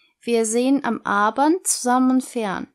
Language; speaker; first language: German; non-native, fluent; Turkish